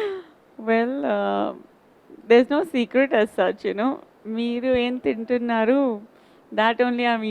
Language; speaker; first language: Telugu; non-native, learner; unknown